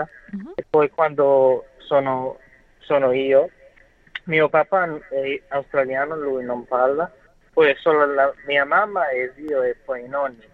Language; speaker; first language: Italian; non-native, learner; English